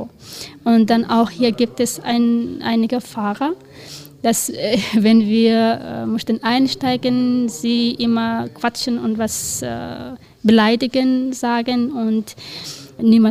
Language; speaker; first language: German; non-native, learner; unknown